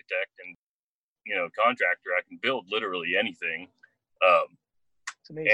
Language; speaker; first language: English; native; English